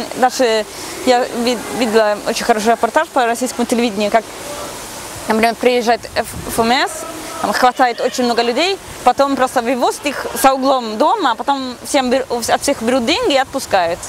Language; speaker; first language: Russian; non-native, fluent; Swedish